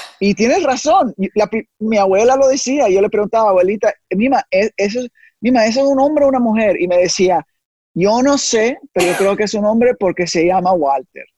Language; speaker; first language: Spanish; early bilingual, heritage; Spanish